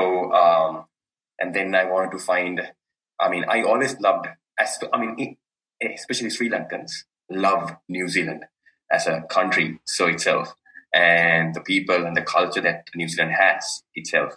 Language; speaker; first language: English; non-native, local second language; Sinhala